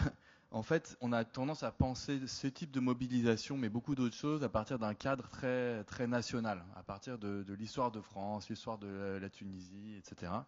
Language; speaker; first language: French; native; French